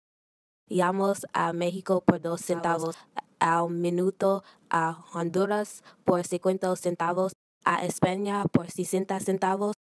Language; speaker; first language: Spanish; non-native, learner; English